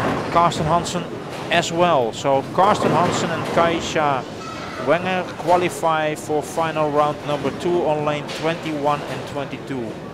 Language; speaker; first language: English; non-native, fluent; Dutch